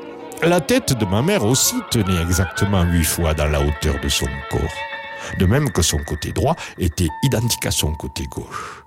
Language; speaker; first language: French; native; French